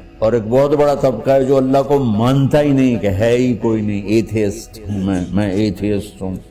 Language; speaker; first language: Urdu; non-native, local second language; Punjabi